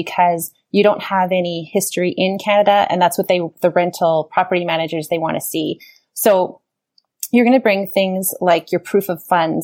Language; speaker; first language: English; native; English